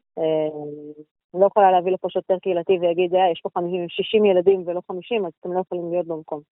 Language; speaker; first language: Hebrew; native; Hebrew